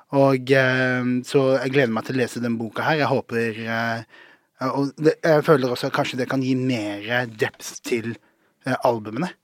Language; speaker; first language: Norwegian; early bilingual, other home language; Somali